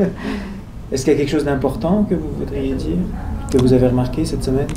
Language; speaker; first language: French; native; French